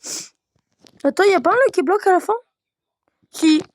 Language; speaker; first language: French; native; French